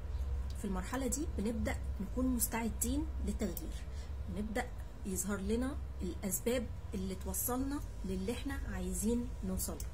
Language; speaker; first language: Arabic; native; Arabic